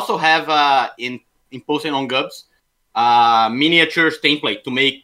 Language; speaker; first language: English; non-native, fluent; Portuguese